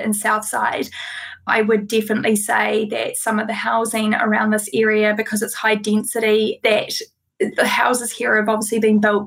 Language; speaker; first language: English; native; English